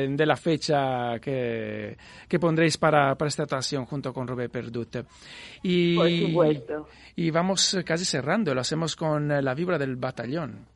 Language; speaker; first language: Spanish; non-native, fluent; Italian